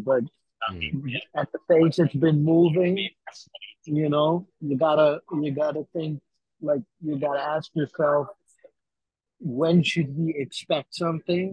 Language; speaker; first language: English; non-native, fluent; Dutch